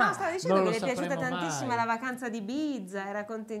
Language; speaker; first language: Italian; native; Italian